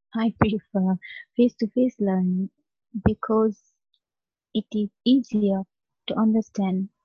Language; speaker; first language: English; non-native, local second language; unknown